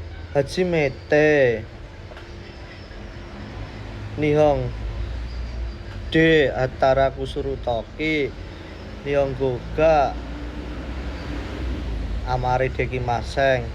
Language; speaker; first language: Japanese; non-native, learner; Indonesian